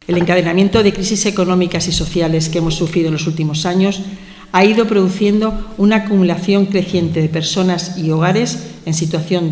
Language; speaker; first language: Spanish; native; Spanish